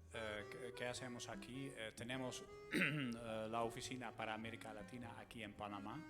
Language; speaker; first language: Spanish; non-native, fluent; Dutch